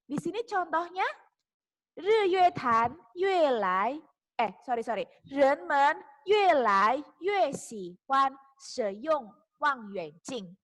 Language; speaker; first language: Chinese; non-native, fluent; Indonesian